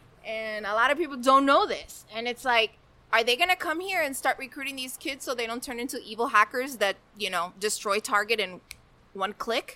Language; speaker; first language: English; early bilingual, other home language; Spanish